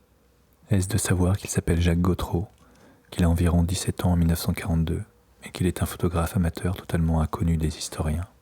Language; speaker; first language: French; native; French